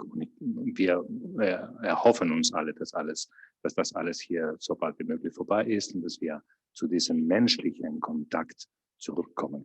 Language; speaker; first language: German; non-native, fluent; Spanish